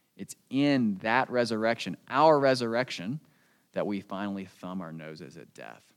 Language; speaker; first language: English; native; English